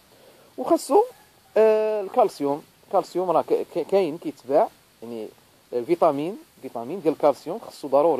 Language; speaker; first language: Arabic; native; Arabic